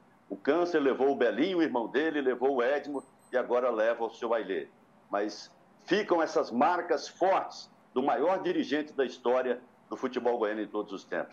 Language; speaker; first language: Portuguese; native; Portuguese